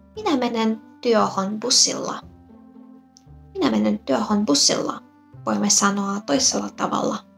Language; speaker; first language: Finnish; non-native, learner; Russian